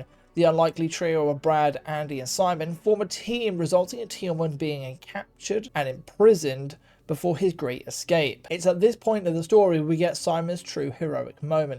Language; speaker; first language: English; native; English